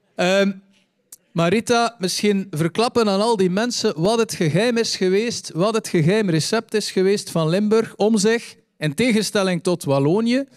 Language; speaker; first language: Dutch; native; Dutch